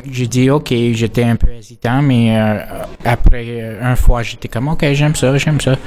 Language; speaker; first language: French; non-native, local second language; English